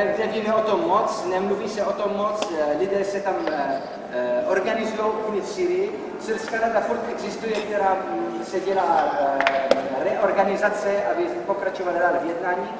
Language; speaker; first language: Czech; non-native, fluent; Arabic